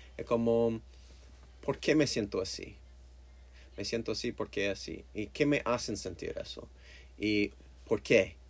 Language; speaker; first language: Spanish; non-native, learner; English